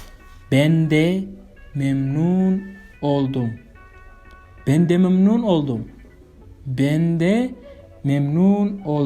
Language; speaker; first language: Turkish; non-native, fluent; Somali